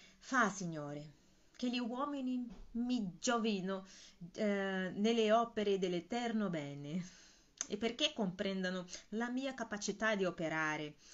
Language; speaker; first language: Italian; non-native, fluent; Portuguese